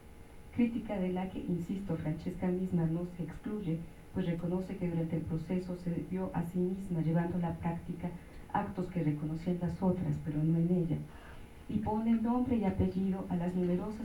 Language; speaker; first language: Spanish; native; Spanish